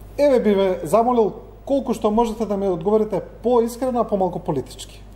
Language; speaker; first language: Macedonian; native; Macedonian